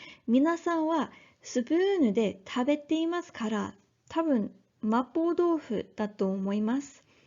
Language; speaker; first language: Japanese; non-native, learner; English